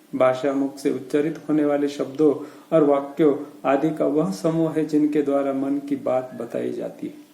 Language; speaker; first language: Hindi; non-native, local second language; Marathi